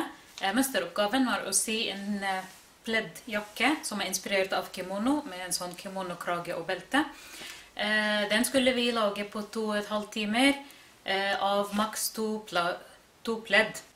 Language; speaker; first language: Norwegian; non-native, fluent; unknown